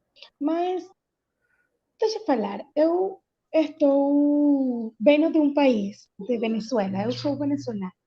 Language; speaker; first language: Portuguese; non-native, learner; Spanish